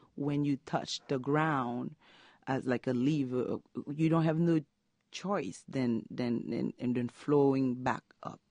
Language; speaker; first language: English; non-native, fluent; Haitian Creole